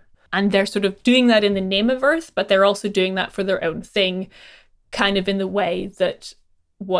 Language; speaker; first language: English; native; English